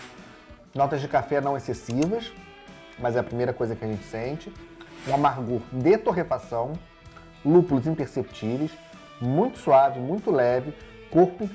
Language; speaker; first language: Portuguese; native; Portuguese